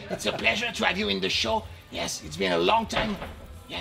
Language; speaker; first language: English; non-native, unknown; French